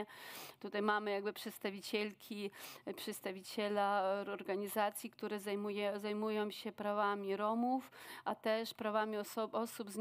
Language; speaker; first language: Polish; non-native, fluent; Ukrainian